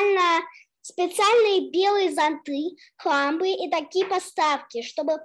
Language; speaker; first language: Russian; early bilingual, heritage; Russian